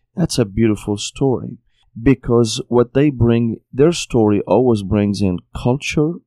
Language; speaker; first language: English; non-native, fluent; Arabic